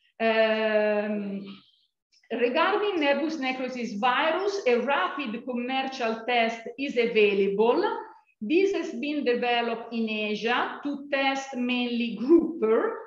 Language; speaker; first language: English; non-native, fluent; Italian